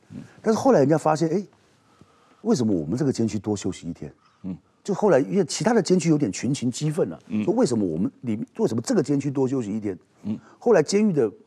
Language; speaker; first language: Chinese; native; Chinese